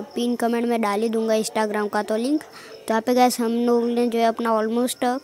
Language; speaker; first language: Hindi; non-native, local second language; Gujarati